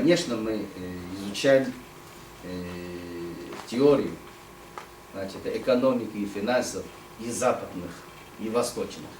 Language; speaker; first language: Russian; non-native, fluent; Chinese